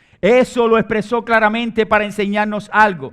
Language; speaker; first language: Spanish; native; Spanish